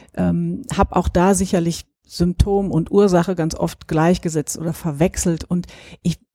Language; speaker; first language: German; native; German